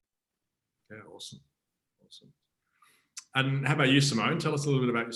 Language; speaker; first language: English; native; English